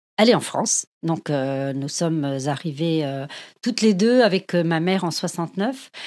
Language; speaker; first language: French; early bilingual, other home language; Portuguese